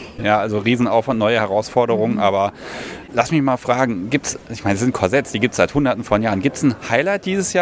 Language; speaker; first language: German; native; German